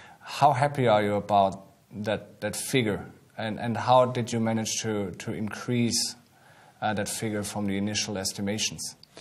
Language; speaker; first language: English; non-native, fluent; German